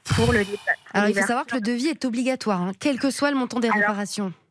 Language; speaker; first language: French; native; French